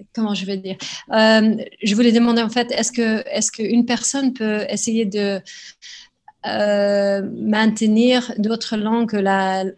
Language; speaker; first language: French; non-native, fluent; Spanish